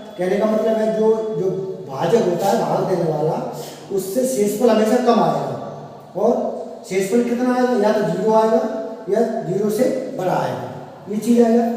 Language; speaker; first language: Hindi; native; Hindi